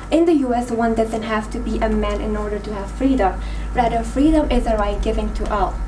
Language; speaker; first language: English; non-native, fluent; Persian